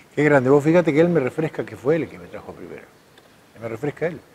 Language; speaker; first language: Spanish; native; Spanish